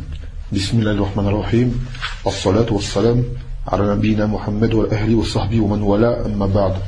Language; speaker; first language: Arabic; non-native, fluent; French